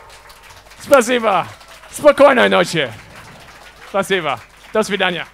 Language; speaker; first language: Russian; non-native, learner; English